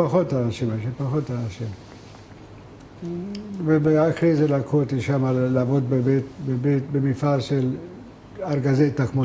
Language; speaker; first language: Hebrew; non-native, fluent; Hungarian